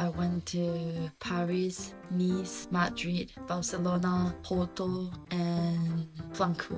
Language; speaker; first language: English; non-native, learner; Japanese